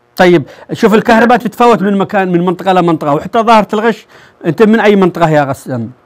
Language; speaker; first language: Arabic; native; Arabic